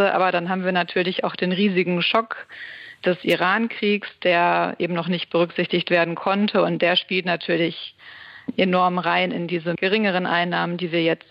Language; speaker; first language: German; native; German